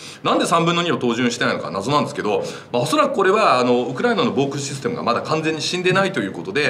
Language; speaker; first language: Japanese; native; Japanese